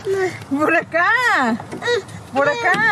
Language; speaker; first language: Spanish; early bilingual, heritage; English